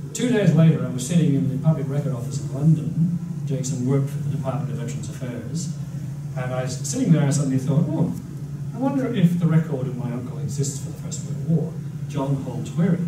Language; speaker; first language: English; native; English